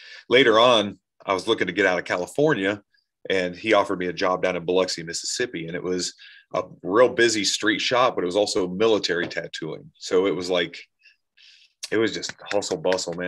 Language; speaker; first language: English; native; English